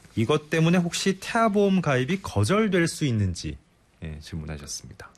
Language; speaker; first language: Korean; native; Korean